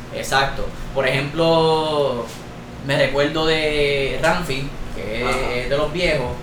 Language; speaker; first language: Spanish; native; Spanish